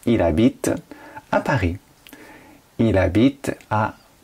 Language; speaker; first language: French; non-native, fluent; Japanese